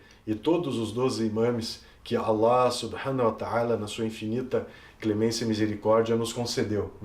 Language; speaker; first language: Portuguese; native; Portuguese